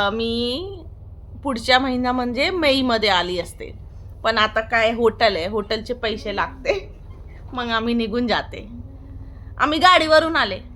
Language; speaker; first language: Marathi; non-native, local second language; Hindi